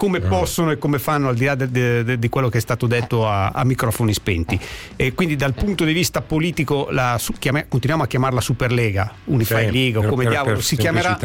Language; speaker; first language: Italian; native; Italian